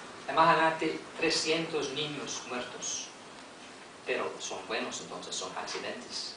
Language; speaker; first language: Spanish; non-native, learner; English